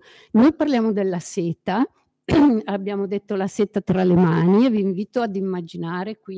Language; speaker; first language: Italian; native; Italian